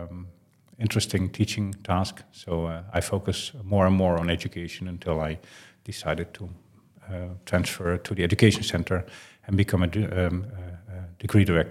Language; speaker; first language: English; non-native, fluent; Dutch